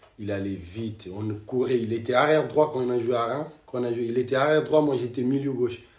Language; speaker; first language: French; non-native, fluent; Kabuverdianu